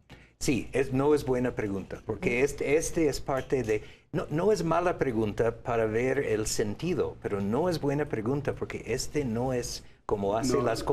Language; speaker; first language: Spanish; non-native, fluent; English